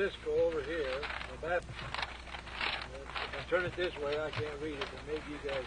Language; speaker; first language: English; native; English